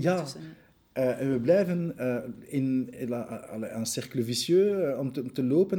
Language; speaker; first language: Dutch; non-native, local second language; French